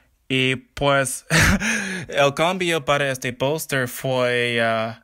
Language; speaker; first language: Spanish; non-native, learner; English